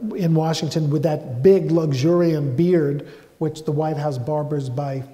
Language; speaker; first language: English; native; English